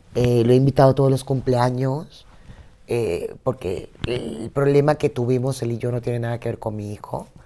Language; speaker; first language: Spanish; native; Spanish